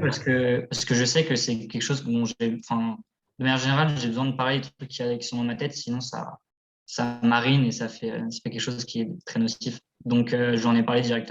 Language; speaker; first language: French; native; French